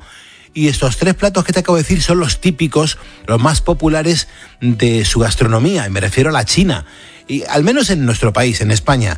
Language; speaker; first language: Spanish; native; Spanish